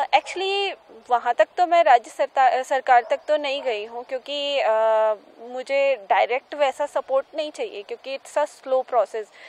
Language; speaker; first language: Hindi; native; Hindi